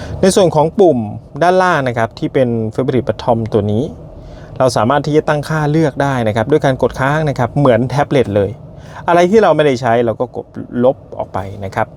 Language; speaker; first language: Thai; native; Thai